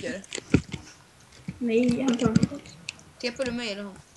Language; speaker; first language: Swedish; native; Swedish